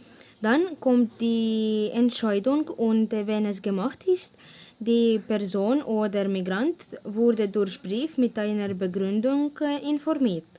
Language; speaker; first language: German; non-native, learner; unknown